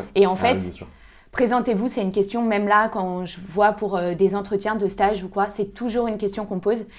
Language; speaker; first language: French; native; French